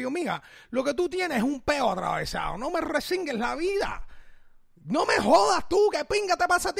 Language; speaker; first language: Spanish; early bilingual, heritage; Spanish